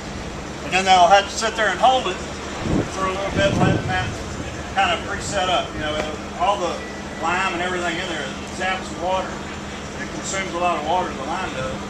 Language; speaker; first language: English; native; English